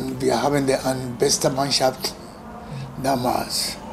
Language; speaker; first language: German; non-native, learner; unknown